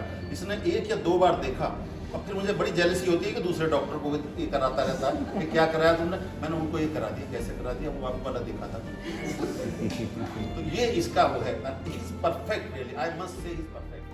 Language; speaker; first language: Hindi; native; Hindi